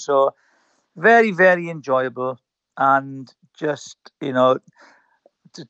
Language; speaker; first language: English; native; English